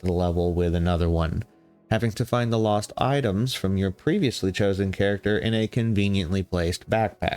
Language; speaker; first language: English; native; English